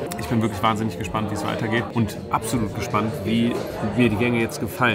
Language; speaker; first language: German; native; German